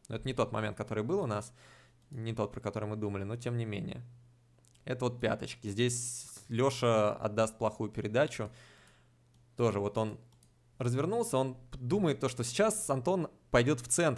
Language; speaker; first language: Russian; native; Russian